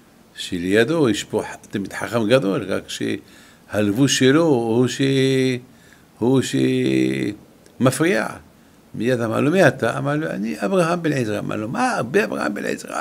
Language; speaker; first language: Hebrew; non-native, fluent; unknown